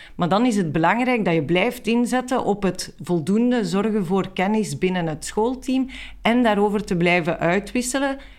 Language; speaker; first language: Dutch; native; Dutch